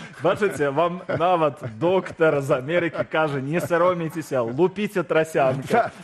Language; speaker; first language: Belarusian; native; Belarusian